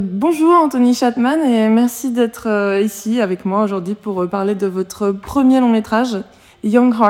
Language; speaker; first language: French; native; French